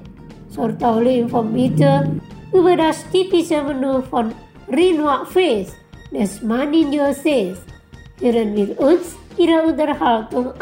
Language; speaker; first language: German; non-native, fluent; Indonesian